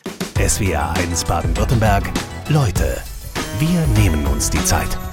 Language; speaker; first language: German; native; German